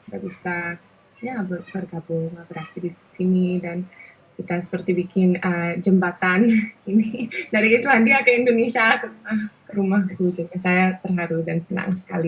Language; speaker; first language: Indonesian; non-native, local second language; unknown